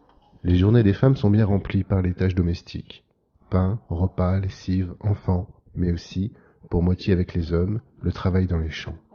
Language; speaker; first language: French; native; French